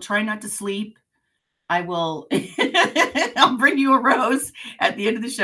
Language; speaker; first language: English; native; English